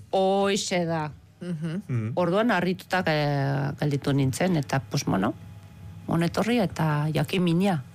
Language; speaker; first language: Basque; non-native, fluent; Spanish